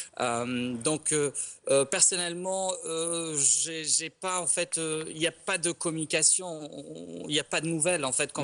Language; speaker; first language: French; non-native, local second language; Arabic